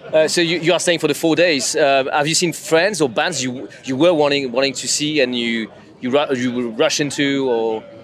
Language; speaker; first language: English; non-native, fluent; French